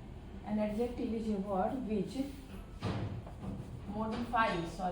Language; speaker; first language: English; non-native, learner; Hindi